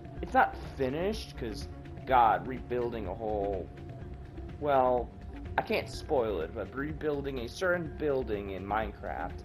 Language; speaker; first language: English; native; English